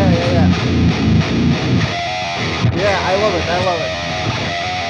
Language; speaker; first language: English; non-native, learner; Russian